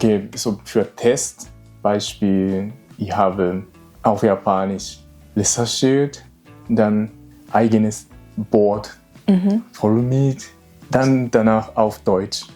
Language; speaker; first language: German; non-native, learner; Japanese